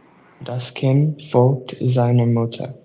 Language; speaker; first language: German; non-native, learner; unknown